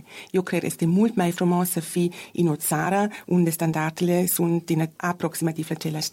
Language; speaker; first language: Romanian; non-native, learner; German